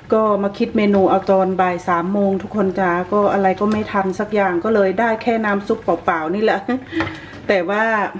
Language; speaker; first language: Thai; native; Thai